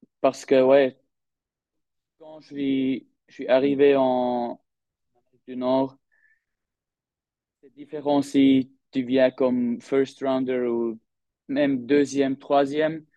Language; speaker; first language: French; non-native, local second language; German